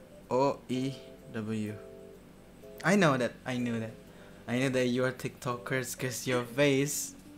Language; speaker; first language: English; non-native, learner; Indonesian